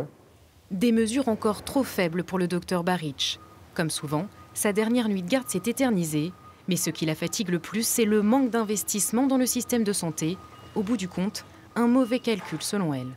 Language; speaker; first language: French; native; French